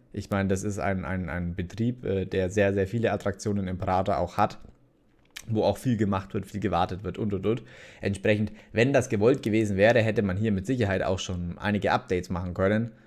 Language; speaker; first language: German; native; German